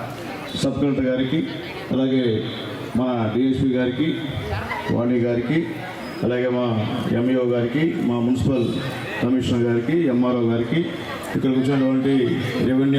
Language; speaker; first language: Telugu; native; Telugu